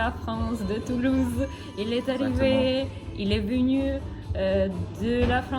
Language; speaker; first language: French; non-native, learner; Russian